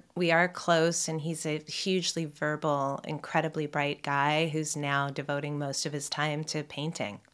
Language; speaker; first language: English; native; English